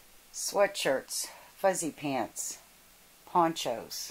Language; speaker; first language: English; native; English